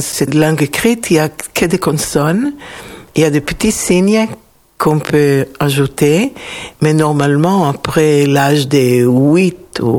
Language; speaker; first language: French; non-native, fluent; Hebrew